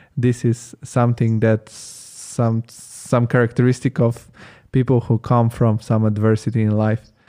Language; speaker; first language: English; non-native, fluent; Italian